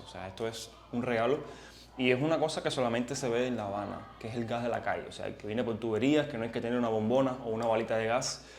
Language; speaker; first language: Spanish; native; Spanish